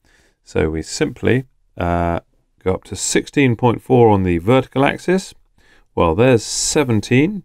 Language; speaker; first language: English; native; English